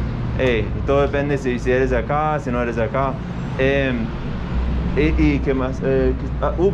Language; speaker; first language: Spanish; non-native, fluent; English